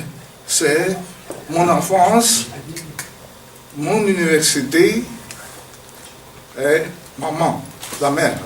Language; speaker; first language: French; non-native, learner; Chinese